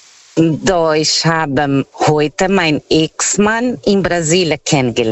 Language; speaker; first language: German; non-native, fluent; Portuguese